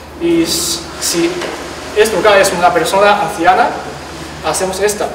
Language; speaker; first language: Spanish; non-native, learner; Chinese